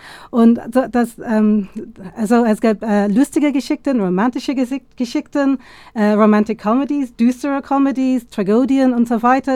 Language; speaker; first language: German; non-native, fluent; English